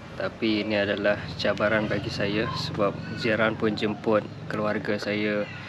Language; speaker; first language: Malay; non-native, fluent; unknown